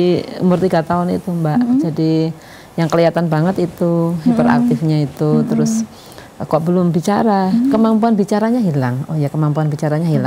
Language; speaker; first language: Indonesian; native; Indonesian